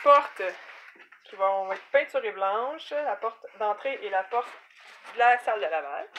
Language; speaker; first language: French; native; French